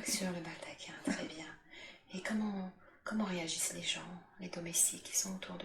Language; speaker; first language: French; native; French